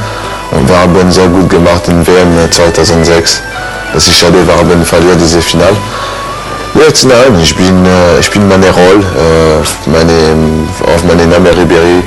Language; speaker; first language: German; non-native, learner; French